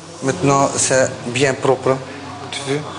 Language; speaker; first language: French; non-native, learner; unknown